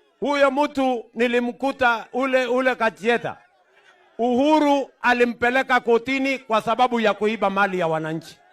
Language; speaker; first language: Swahili; non-native, local second language; Kalenjin